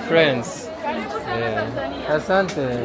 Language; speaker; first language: English; non-native, learner; French